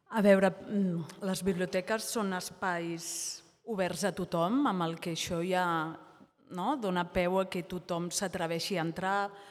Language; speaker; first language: Catalan; native; Catalan